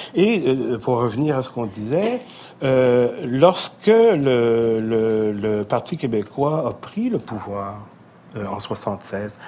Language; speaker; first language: French; native; French